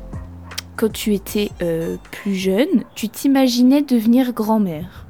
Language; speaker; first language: French; native; French